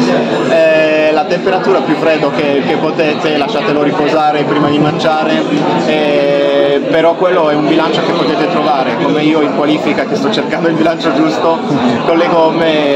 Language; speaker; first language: Italian; non-native, fluent; French